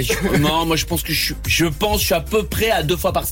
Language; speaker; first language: French; native; French